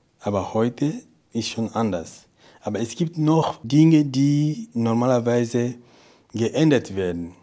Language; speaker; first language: German; non-native, fluent; Portuguese